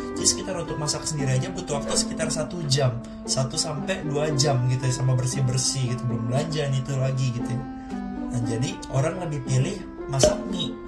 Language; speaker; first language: Indonesian; native; Indonesian